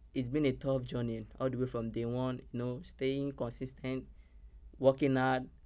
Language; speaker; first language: English; non-native, local second language; Yoruba